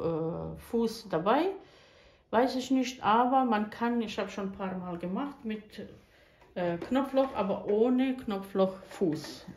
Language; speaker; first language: German; non-native, fluent; Bosnian